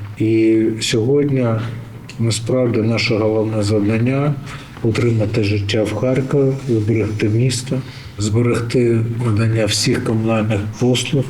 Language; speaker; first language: Ukrainian; native; Ukrainian